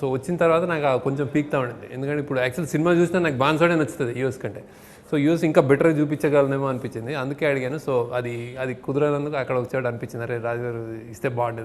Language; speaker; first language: Telugu; native; Telugu